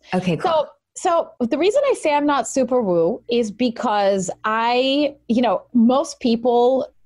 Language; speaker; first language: English; early bilingual, other home language; Russian